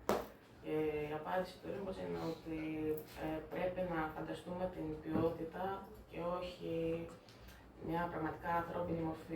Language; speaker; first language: Greek; native; Greek